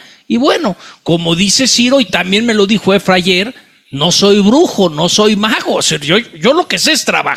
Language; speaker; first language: Spanish; native; Spanish